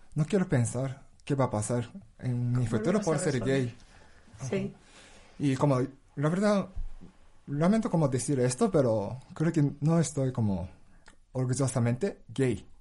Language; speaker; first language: Spanish; non-native, fluent; Japanese